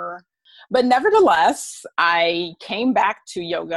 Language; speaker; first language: English; native; English